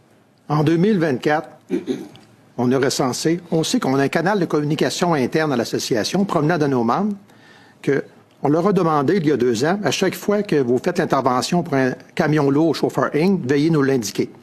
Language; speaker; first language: French; native; French